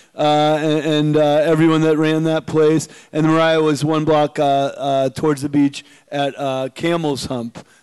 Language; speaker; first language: English; native; English